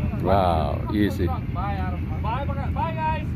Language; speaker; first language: English; non-native, fluent; Lao